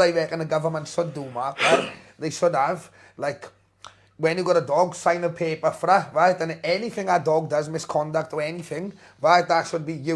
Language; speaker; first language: English; native; English